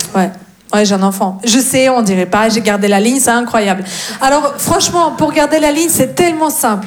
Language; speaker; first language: French; non-native, fluent; Russian